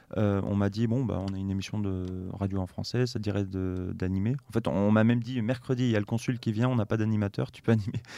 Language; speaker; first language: French; native; French